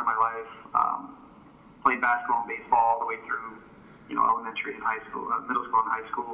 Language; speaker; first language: English; native; English